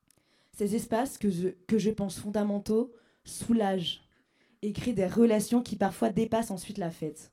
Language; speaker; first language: French; native; French